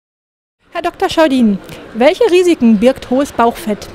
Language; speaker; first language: German; native; German